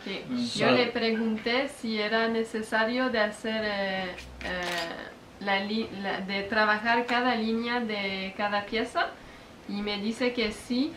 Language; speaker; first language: Spanish; non-native, fluent; French